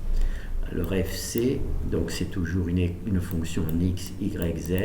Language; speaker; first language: French; native; French